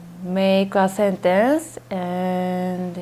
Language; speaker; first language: English; non-native, learner; Japanese